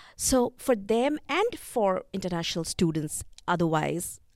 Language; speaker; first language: English; non-native, local second language; Bangla